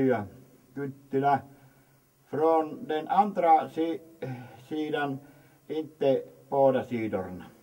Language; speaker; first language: Swedish; non-native, learner; Finnish